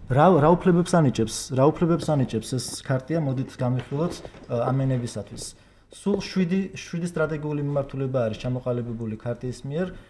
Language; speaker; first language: Georgian; non-native, local second language; Kurdish